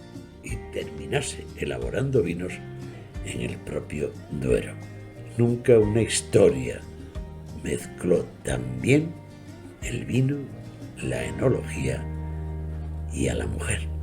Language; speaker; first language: Spanish; native; Spanish